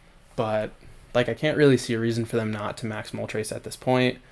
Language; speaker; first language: English; native; English